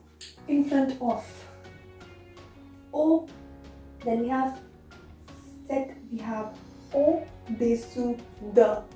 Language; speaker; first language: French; non-native, learner; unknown